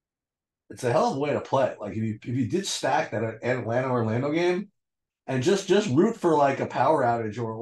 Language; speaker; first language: English; native; English